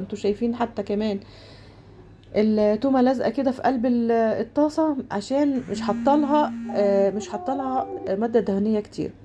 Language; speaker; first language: Arabic; native; Arabic